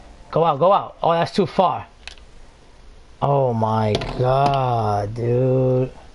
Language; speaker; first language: English; early bilingual, other home language; Spanish